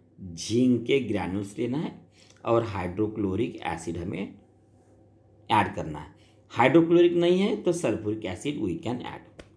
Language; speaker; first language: Hindi; non-native, local second language; Marathi